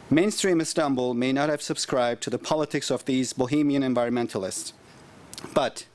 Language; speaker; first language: English; non-native, fluent; Turkish